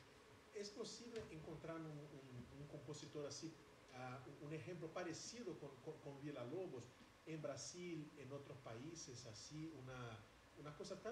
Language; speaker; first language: Spanish; non-native, learner; Portuguese